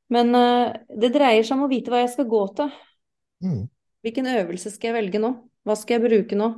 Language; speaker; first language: Norwegian; non-native, fluent; English